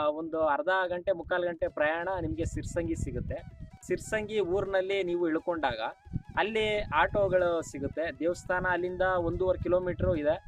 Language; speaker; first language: Kannada; native; Kannada